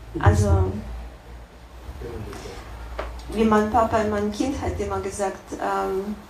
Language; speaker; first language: German; non-native, learner; Russian